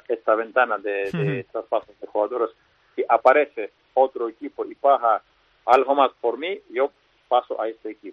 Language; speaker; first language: Spanish; non-native, fluent; Russian